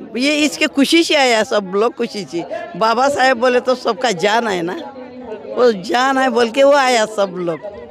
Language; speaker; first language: Hindi; non-native, local second language; Marathi